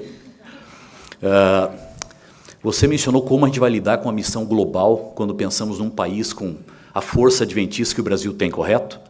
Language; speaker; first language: Portuguese; native; Portuguese